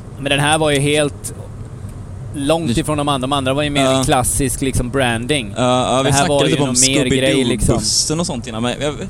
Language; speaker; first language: Swedish; native; Swedish